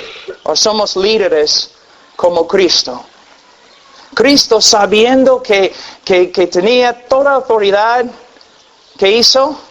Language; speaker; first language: Spanish; non-native, fluent; English